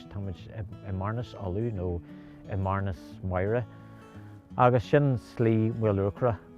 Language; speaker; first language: Irish; native; Irish